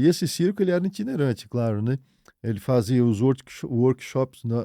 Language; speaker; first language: Portuguese; native; Portuguese